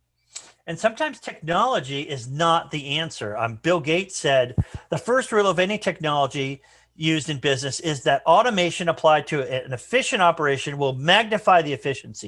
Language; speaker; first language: English; native; English